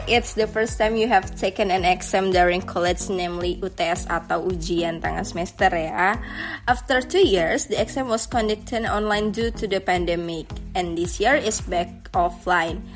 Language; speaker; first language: English; non-native, fluent; Indonesian